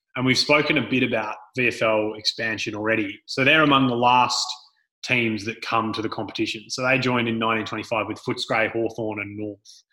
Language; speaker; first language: English; native; English